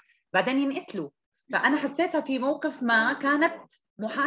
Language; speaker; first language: Arabic; native; Arabic